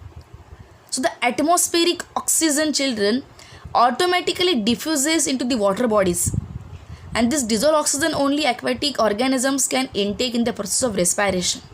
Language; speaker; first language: English; non-native, local second language; Hindi